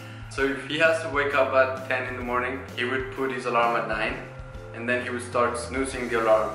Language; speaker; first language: English; non-native, fluent; Spanish